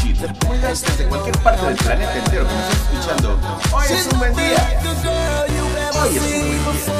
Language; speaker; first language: Spanish; native; Spanish